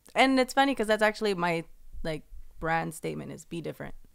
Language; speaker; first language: English; native; English